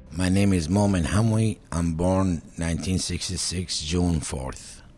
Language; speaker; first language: English; non-native, fluent; Arabic